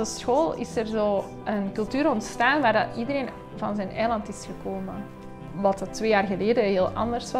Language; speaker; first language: Dutch; native; Dutch